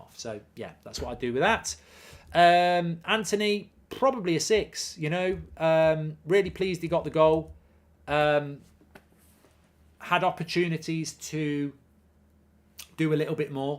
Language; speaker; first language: English; native; English